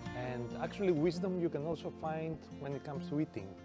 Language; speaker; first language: English; non-native, fluent; Greek